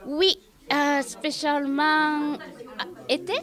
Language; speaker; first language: French; non-native, learner; Japanese